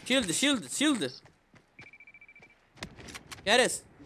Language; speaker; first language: Spanish; non-native, learner; Portuguese